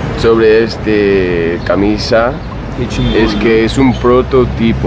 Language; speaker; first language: Spanish; non-native, fluent; English